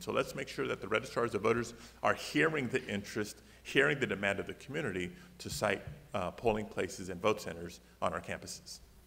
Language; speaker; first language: English; early bilingual, other home language; Spanish